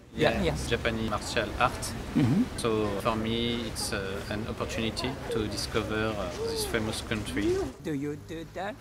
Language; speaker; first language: English; non-native, learner; French